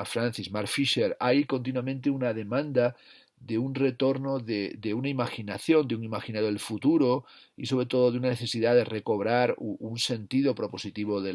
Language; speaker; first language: Spanish; native; Spanish